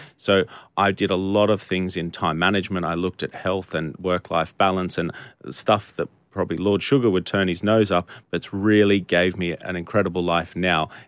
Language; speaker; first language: English; native; English